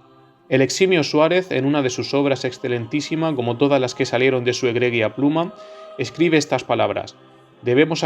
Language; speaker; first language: Spanish; native; Spanish